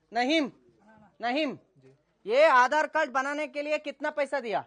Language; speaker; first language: Hindi; non-native, local second language; Kannada